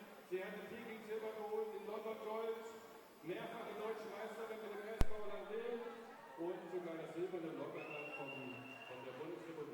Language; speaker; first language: German; native; German